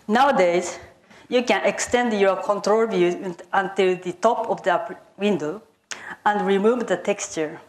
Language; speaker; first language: English; non-native, fluent; Japanese